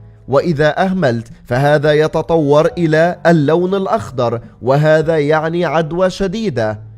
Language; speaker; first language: Arabic; native; Arabic